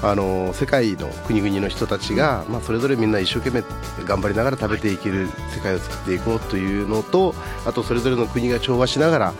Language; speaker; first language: Japanese; native; Japanese